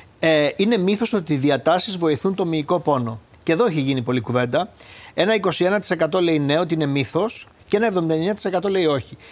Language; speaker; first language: Greek; native; Greek